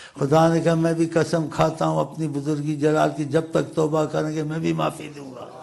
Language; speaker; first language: Urdu; non-native, local second language; Saraiki